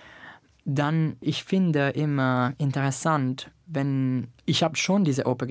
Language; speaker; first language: German; non-native, fluent; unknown